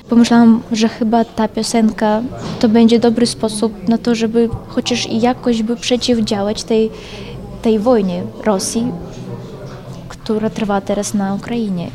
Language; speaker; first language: Polish; non-native, fluent; Ukrainian